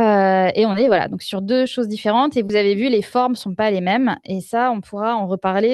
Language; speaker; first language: French; native; French